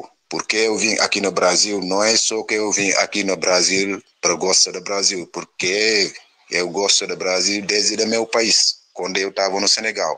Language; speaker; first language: Portuguese; non-native, learner; Wolof